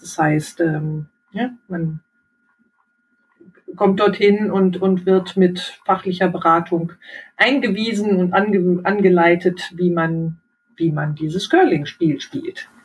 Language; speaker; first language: German; native; German